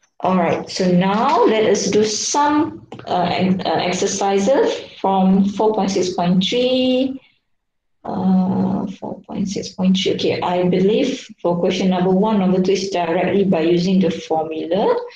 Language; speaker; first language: English; non-native, local second language; Malay